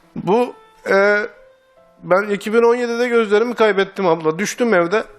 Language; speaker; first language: Turkish; native; Turkish